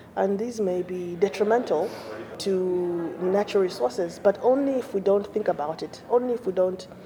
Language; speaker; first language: English; non-native, local second language; Bemba